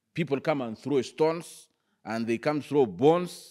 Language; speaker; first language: English; non-native, fluent; Arabic